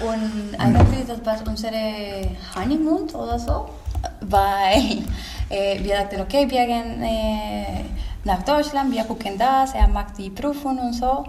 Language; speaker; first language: German; non-native, learner; Spanish